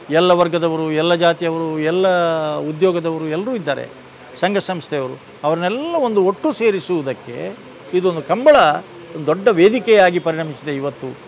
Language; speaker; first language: Kannada; non-native, local second language; Tulu